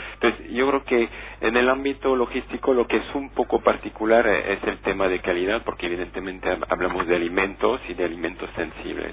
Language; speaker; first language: Spanish; non-native, fluent; French